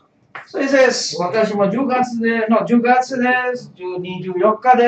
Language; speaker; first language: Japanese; non-native, fluent; Tamil